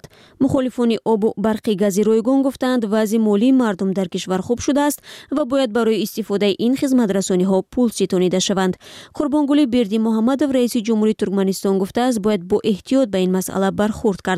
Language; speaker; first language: Persian; native; Persian